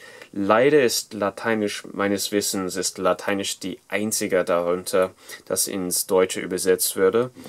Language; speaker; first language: German; non-native, fluent; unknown